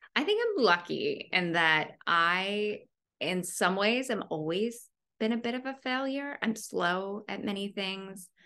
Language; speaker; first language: English; native; English